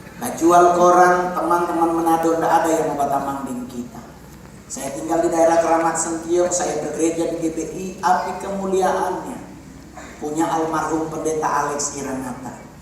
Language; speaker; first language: Indonesian; native; Indonesian